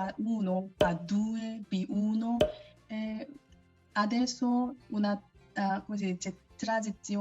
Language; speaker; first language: Italian; non-native, learner; Korean